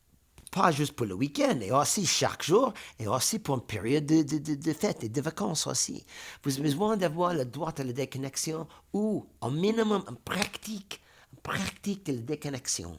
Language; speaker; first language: French; non-native, fluent; English